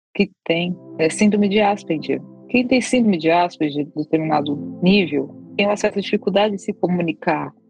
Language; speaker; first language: Portuguese; native; Portuguese